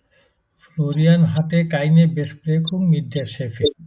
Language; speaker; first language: German; non-native, fluent; Bangla